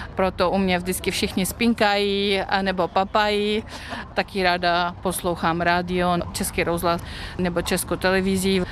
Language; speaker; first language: Czech; non-native, fluent; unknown